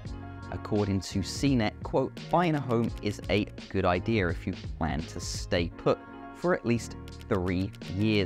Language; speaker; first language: English; native; English